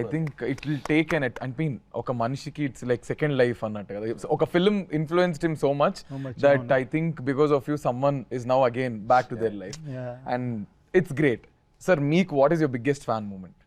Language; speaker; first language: Telugu; native; Telugu